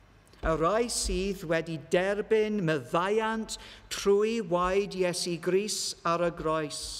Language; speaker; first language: Welsh; non-native, learner; English